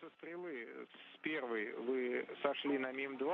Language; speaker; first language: Russian; native; Russian